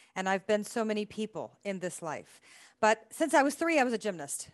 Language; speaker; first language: English; native; English